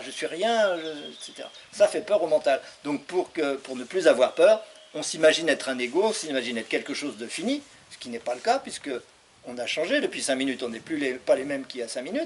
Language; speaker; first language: French; native; French